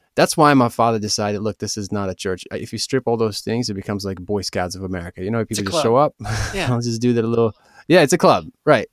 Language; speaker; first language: English; early bilingual, other home language; Ukrainian